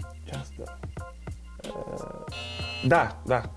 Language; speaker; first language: Russian; non-native, learner; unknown